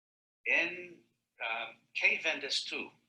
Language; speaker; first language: Spanish; non-native, learner; English